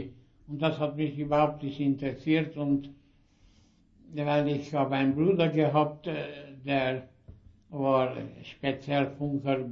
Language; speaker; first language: German; early bilingual, heritage; German